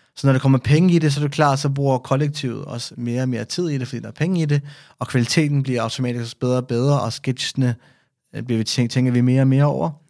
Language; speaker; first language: Danish; early bilingual, other home language; Persian